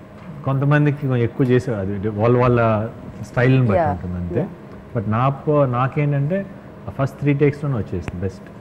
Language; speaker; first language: Telugu; native; Telugu